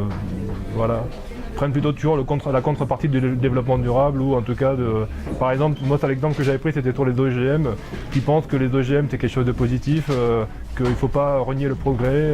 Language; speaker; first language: French; native; French